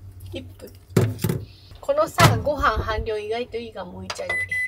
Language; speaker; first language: Japanese; native; Japanese